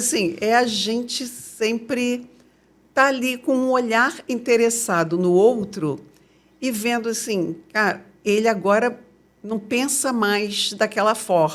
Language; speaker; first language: Portuguese; native; Portuguese